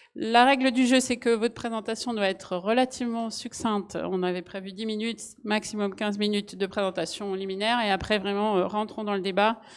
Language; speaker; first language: French; native; French